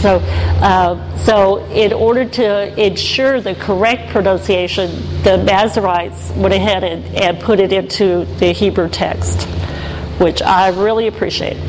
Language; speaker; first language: English; native; English